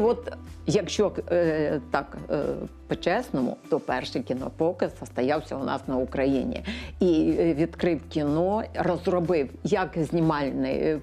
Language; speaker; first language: Ukrainian; native; Ukrainian